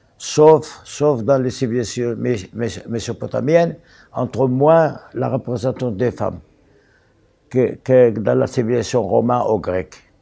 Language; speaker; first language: French; non-native, local second language; Arabic